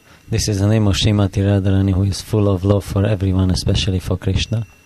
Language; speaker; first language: English; non-native, fluent; Hungarian